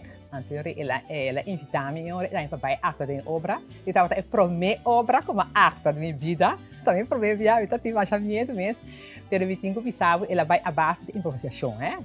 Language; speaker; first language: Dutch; non-native, local second language; Papiamento